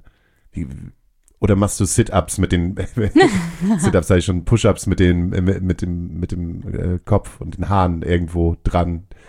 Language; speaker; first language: German; native; German